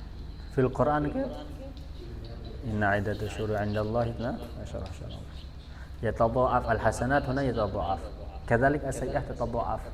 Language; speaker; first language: Arabic; non-native, fluent; Indonesian